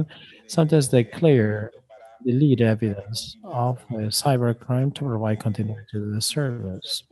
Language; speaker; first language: English; non-native, fluent; Spanish